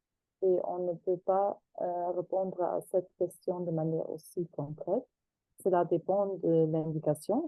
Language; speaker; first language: French; non-native, fluent; German